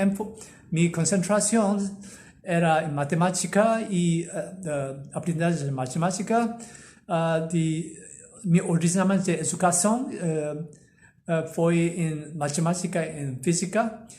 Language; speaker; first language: Portuguese; non-native, learner; Korean